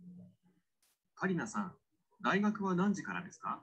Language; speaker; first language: Japanese; non-native, learner; Indonesian